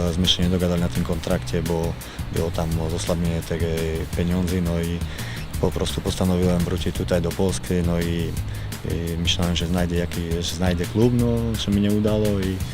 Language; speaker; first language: Polish; non-native, learner; Slovak